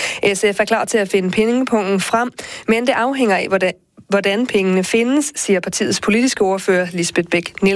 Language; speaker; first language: Danish; native; Danish